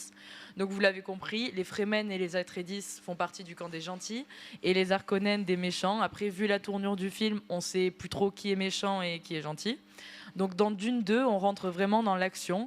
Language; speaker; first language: French; native; French